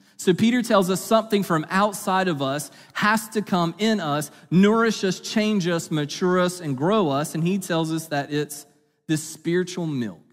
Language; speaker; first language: English; native; English